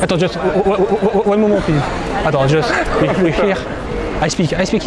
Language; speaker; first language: English; non-native, learner; French